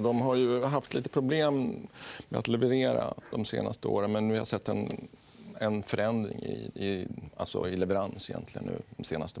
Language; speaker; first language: Swedish; native; Swedish